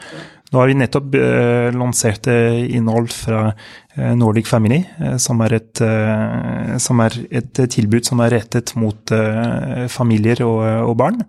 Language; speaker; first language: Norwegian; non-native, fluent; French